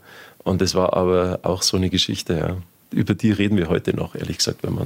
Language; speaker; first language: German; native; German